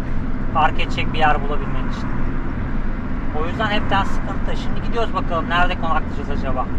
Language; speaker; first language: Turkish; native; Turkish